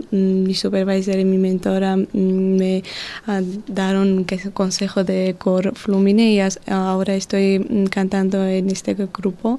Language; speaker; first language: Spanish; non-native, learner; Georgian